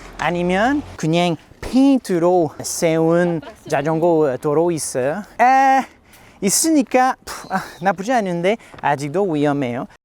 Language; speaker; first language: Korean; non-native, learner; English